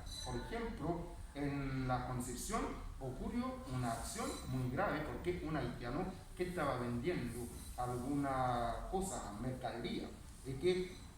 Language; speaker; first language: Spanish; non-native, learner; Haitian Creole